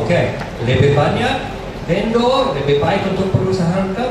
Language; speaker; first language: Indonesian; non-native, learner; English